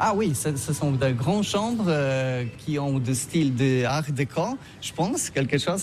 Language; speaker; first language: French; non-native, learner; Polish